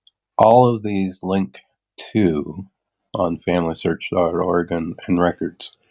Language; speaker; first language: English; native; English